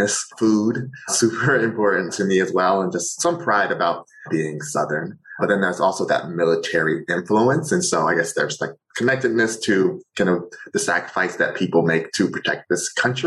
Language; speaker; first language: English; native; English